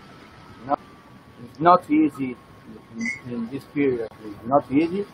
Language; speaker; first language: English; non-native, learner; Italian